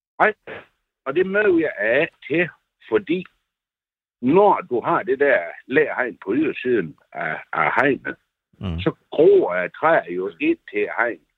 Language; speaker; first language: Danish; native; Danish